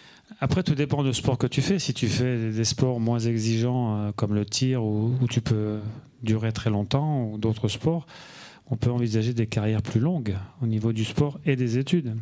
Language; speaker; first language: French; native; French